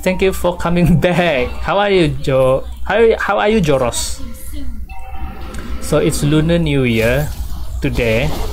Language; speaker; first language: English; non-native, local second language; Malay